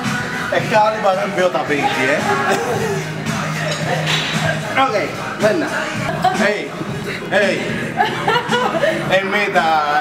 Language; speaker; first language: Finnish; non-native, learner; Spanish